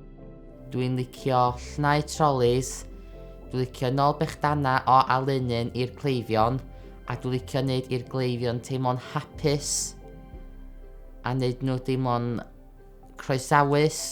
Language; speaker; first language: Welsh; native; Welsh